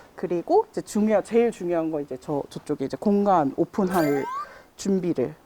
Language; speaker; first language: Korean; native; Korean